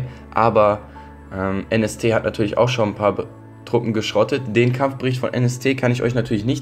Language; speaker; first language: German; native; German